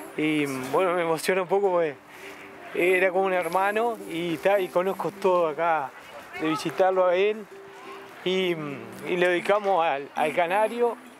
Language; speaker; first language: Spanish; native; Spanish